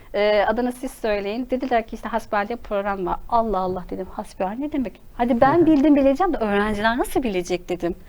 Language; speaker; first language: Turkish; native; Turkish